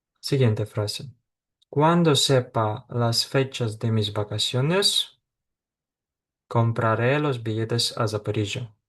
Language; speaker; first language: Spanish; non-native, fluent; Ukrainian